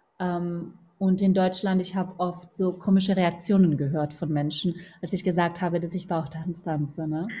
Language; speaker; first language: German; non-native, fluent; Portuguese